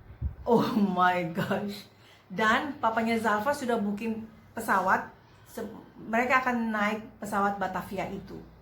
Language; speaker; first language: Indonesian; native; Indonesian